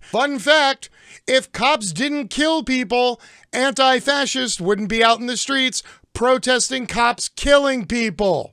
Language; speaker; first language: English; native; English